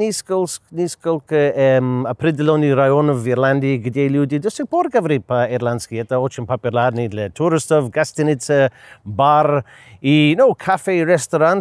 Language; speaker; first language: Russian; non-native, learner; English